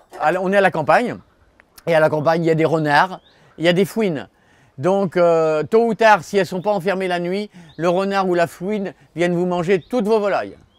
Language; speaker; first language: French; native; French